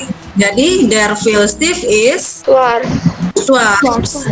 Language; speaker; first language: German; non-native, learner; Indonesian